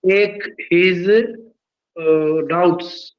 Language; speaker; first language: English; non-native, learner; Hindi